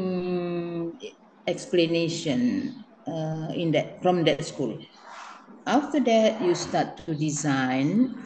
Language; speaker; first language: English; non-native, learner; Indonesian